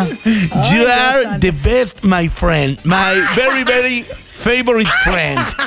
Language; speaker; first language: English; non-native, learner; Spanish